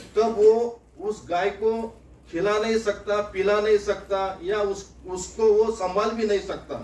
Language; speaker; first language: Hindi; non-native, local second language; Marathi